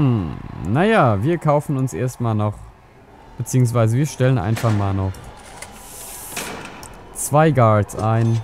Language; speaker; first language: German; native; German